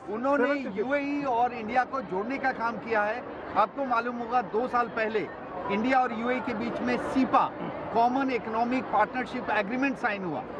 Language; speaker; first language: Hindi; native; Hindi